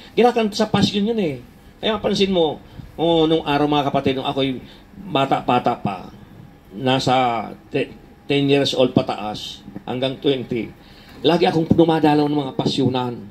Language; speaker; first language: Filipino; non-native, local second language; Bikol